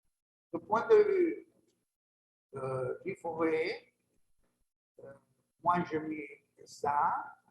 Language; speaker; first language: French; non-native, learner; Italian